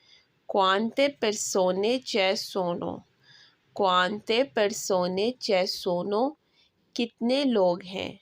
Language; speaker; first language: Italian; non-native, learner; Urdu